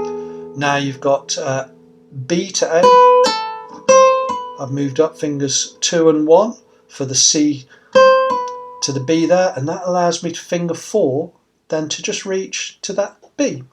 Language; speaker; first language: English; native; English